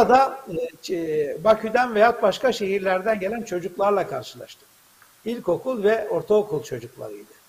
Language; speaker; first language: Turkish; native; Turkish